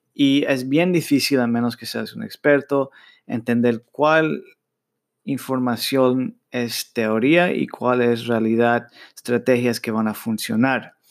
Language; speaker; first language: Spanish; early bilingual, heritage; Spanish